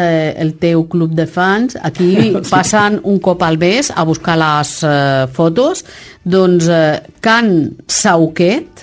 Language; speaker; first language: Catalan; native; Catalan